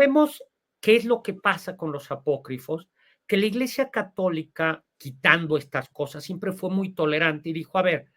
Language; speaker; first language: Spanish; native; Spanish